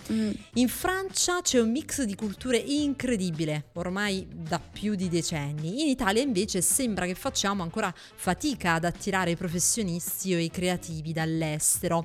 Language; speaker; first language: Italian; native; Italian